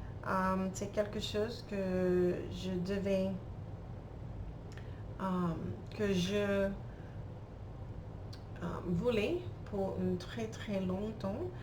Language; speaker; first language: French; non-native, learner; English